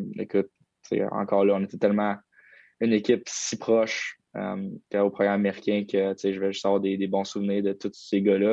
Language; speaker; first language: French; native; French